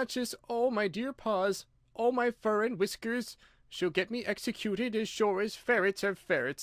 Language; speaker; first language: English; native; English